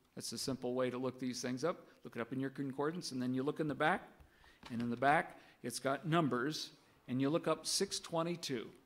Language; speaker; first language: English; native; English